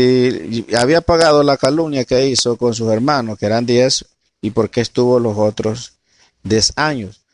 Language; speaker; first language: Spanish; native; Spanish